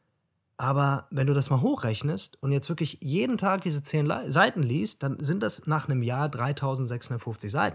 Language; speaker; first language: German; native; German